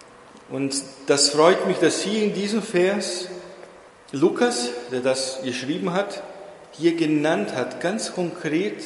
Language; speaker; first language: German; non-native, fluent; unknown